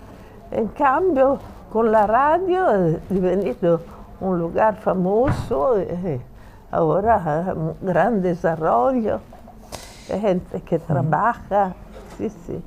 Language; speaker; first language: Spanish; non-native, fluent; Italian